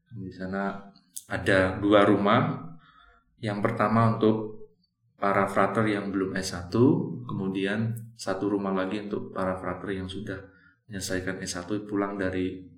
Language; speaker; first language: Indonesian; native; Indonesian